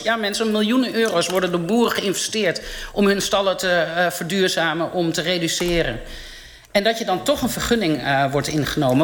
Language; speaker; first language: Dutch; native; Dutch